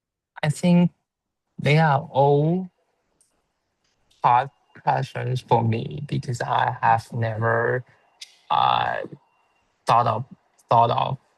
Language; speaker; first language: English; non-native, learner; Chinese